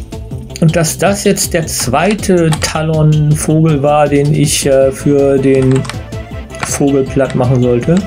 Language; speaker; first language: German; native; German